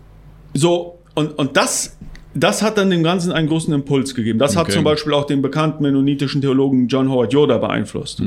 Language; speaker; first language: German; non-native, local second language; Plautdietsch